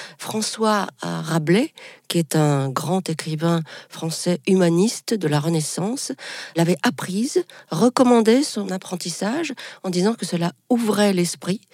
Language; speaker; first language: French; non-native, local second language; Arabic